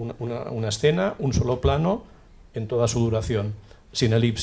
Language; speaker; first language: Spanish; native; Spanish